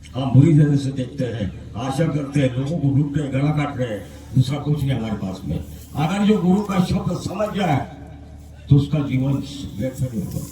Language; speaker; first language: Hindi; non-native, local second language; Marathi